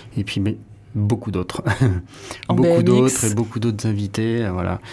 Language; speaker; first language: French; native; French